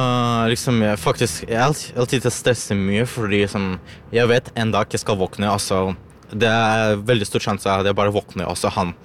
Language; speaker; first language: Norwegian; non-native, learner; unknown